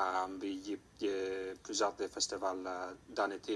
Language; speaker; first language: French; non-native, local second language; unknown